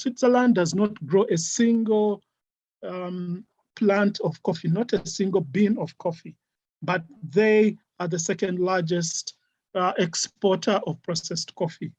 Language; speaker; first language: English; non-native, local second language; Ganda